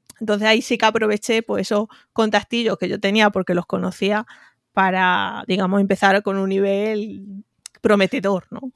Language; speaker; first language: Spanish; native; Spanish